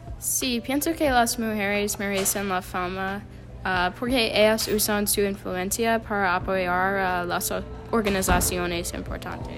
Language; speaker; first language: Spanish; non-native, learner; English